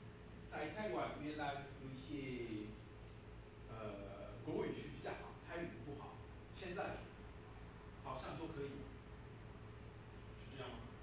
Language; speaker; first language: Chinese; non-native, learner; French